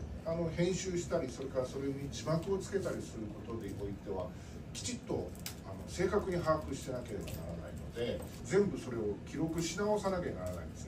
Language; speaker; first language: Japanese; native; Japanese